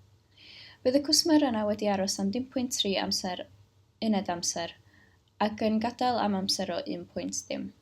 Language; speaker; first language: Welsh; native; Welsh